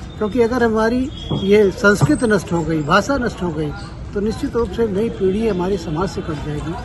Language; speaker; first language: Hindi; native; Hindi